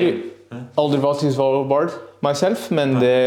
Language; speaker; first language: Norwegian; non-native, learner; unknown